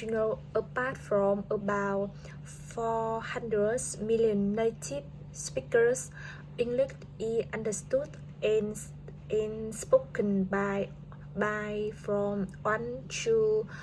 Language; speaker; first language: English; non-native, learner; Vietnamese